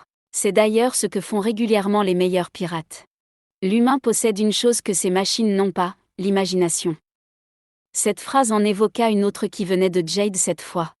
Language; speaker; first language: French; native; French